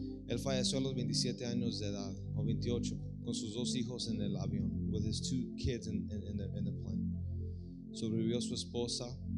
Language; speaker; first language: Spanish; native; Spanish